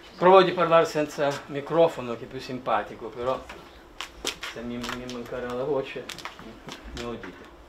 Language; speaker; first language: Italian; non-native, fluent; Russian